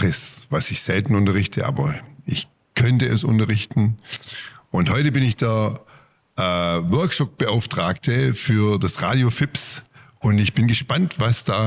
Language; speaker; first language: German; native; German